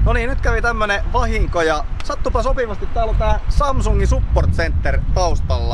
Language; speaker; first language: Finnish; native; Finnish